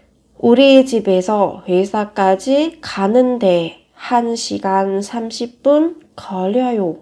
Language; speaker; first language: Korean; non-native, fluent; Vietnamese